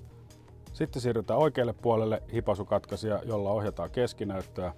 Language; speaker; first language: Finnish; native; Finnish